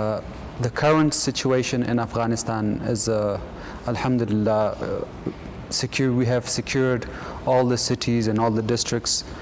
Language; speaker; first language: English; non-native, fluent; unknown